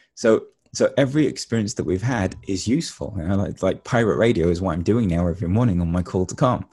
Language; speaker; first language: English; native; English